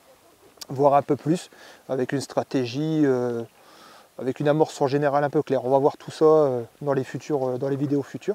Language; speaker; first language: French; native; French